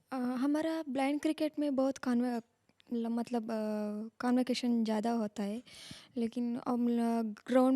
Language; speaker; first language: Hindi; non-native, local second language; Kannada